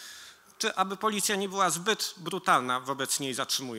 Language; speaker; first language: Polish; native; Polish